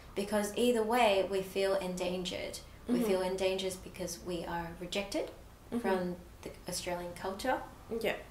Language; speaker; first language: English; native; English